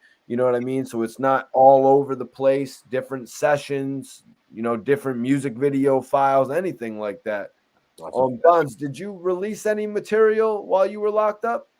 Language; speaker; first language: English; native; English